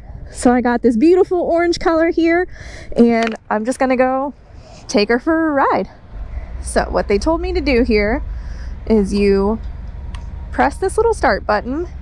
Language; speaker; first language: English; native; English